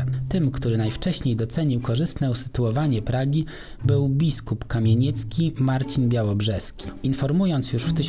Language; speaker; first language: Polish; native; Polish